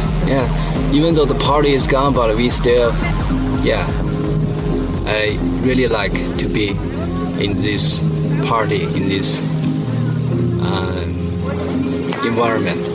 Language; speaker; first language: English; non-native, fluent; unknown